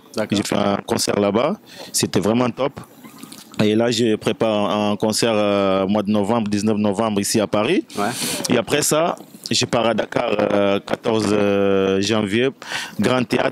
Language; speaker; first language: French; non-native, fluent; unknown